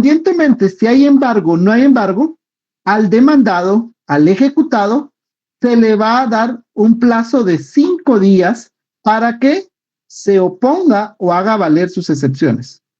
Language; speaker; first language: Spanish; native; Spanish